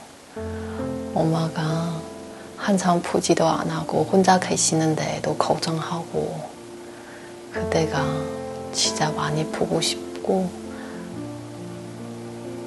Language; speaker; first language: Korean; non-native, learner; Chinese